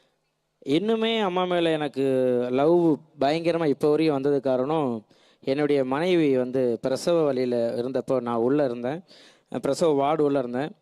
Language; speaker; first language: Tamil; native; Tamil